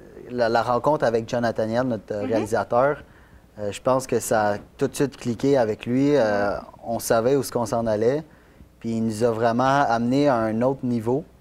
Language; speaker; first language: French; native; French